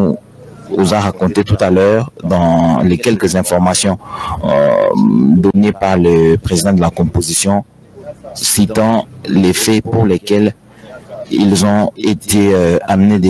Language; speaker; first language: French; non-native, local second language; Lingala